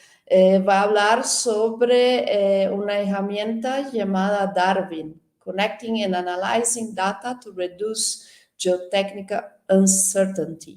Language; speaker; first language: Spanish; non-native, fluent; Portuguese